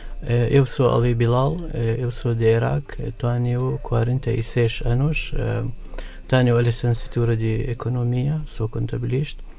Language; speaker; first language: Portuguese; non-native, fluent; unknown